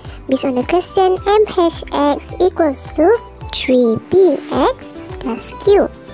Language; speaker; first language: English; non-native, local second language; Malay